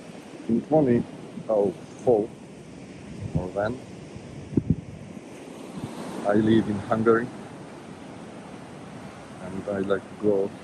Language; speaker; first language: English; non-native, learner; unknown